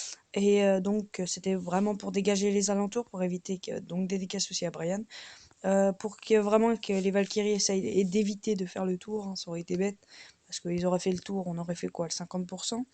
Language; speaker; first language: French; native; French